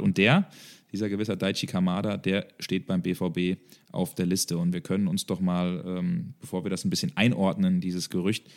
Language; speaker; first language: German; native; German